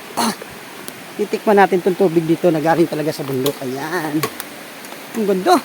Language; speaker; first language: Filipino; non-native, local second language; Iloko